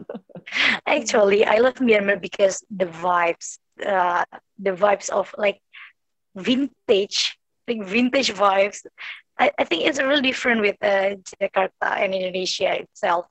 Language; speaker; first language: English; non-native, learner; Indonesian